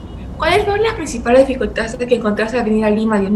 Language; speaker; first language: Spanish; native; Spanish